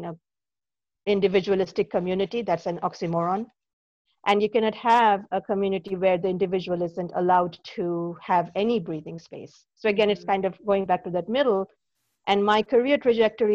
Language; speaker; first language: English; non-native, local second language; Bangla